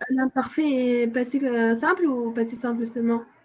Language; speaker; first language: French; non-native, learner; Arabic